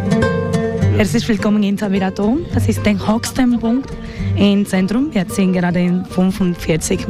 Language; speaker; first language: German; non-native, learner; Spanish